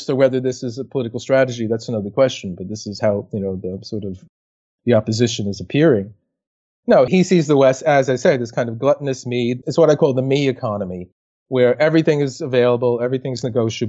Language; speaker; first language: English; native; English